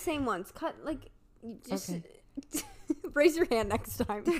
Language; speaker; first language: English; native; English